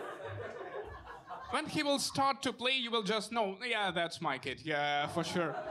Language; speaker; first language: English; non-native, fluent; Russian